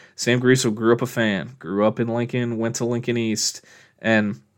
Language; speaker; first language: English; native; English